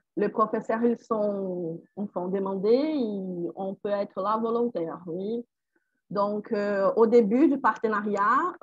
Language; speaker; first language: French; non-native, fluent; Portuguese